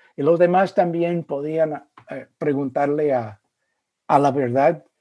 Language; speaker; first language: Spanish; non-native, fluent; English